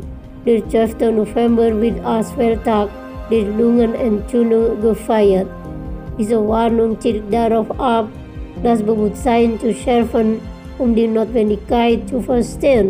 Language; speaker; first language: German; non-native, fluent; Indonesian